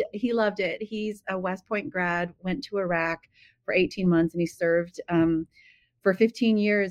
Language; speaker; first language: English; native; English